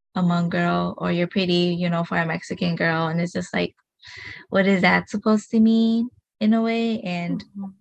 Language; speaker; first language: English; early bilingual, other home language; Hmong